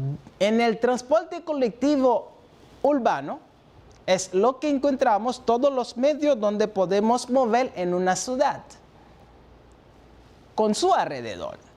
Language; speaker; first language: Spanish; non-native, fluent; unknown